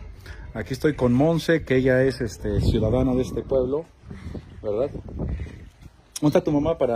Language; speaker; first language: Spanish; native; Spanish